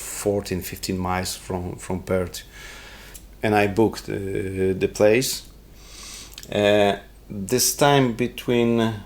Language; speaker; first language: English; non-native, learner; Polish